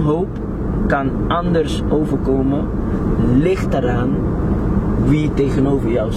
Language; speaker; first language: Dutch; non-native, local second language; Papiamento